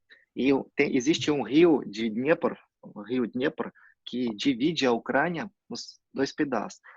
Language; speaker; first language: Portuguese; non-native, fluent; Russian